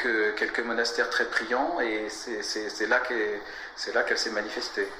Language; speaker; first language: French; native; French